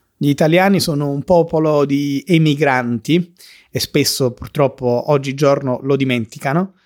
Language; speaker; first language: Italian; native; Italian